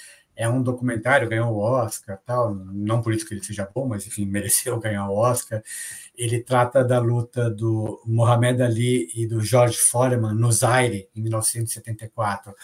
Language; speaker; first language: Portuguese; native; Portuguese